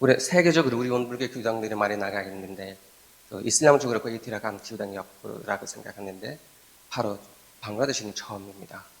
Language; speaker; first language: Korean; non-native, fluent; Bangla